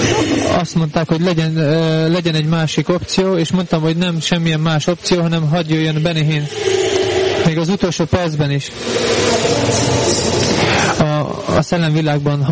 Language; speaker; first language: Hungarian; native; Hungarian